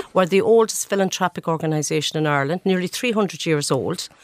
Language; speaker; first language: English; native; English